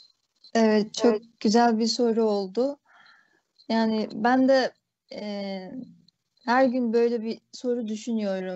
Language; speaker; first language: Turkish; early bilingual, other home language; Uyghur